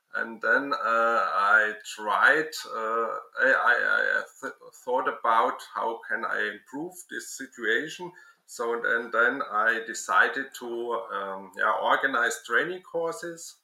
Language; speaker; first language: English; non-native, learner; German